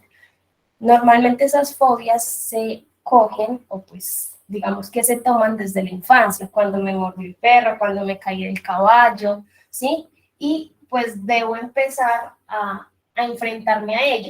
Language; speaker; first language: Spanish; native; Spanish